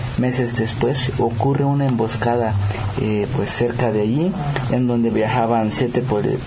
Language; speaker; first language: Spanish; non-native, local second language; Tzotzil